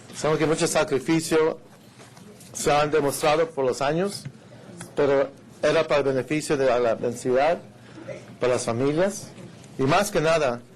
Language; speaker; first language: Spanish; non-native, learner; English